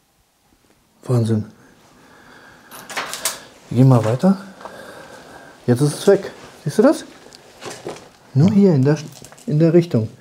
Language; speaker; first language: German; native; German